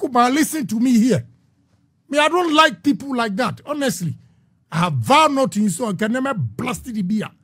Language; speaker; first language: English; non-native, local second language; Akan